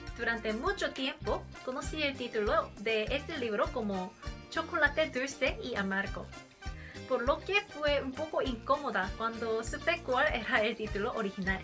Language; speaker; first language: Spanish; non-native, learner; Korean